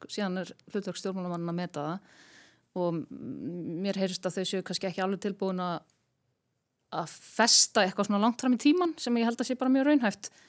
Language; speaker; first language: Icelandic; native; Icelandic